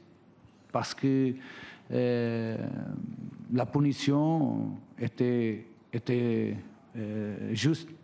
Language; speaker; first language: French; non-native, fluent; Portuguese